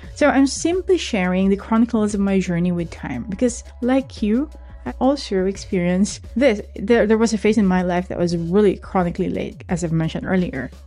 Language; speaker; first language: English; non-native, local second language; Filipino